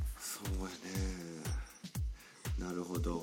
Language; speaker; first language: Japanese; native; Japanese